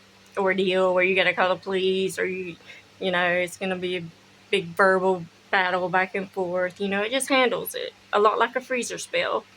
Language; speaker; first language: English; native; English